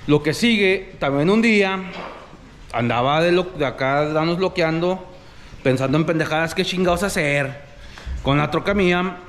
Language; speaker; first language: Spanish; early bilingual, other home language; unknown